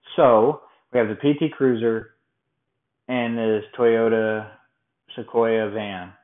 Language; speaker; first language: English; native; English